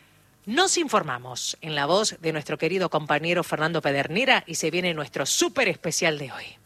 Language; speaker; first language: Spanish; native; Spanish